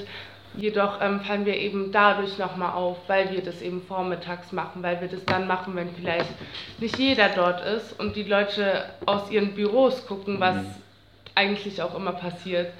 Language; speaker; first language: German; native; German